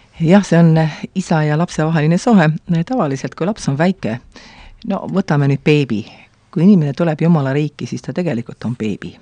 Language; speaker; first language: Estonian; native; Estonian